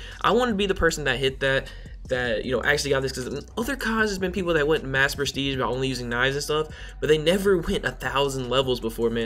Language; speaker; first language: English; native; English